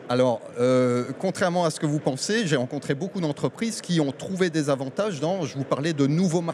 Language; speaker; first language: French; native; French